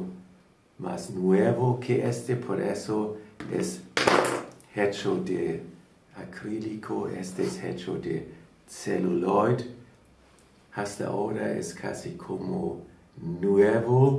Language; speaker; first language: Spanish; non-native, learner; German